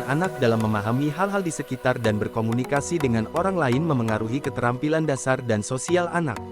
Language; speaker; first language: Indonesian; native; Indonesian